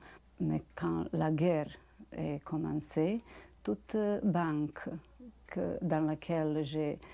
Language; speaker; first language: French; non-native, learner; Bosnian